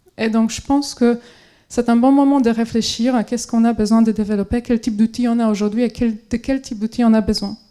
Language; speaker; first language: French; non-native, fluent; Polish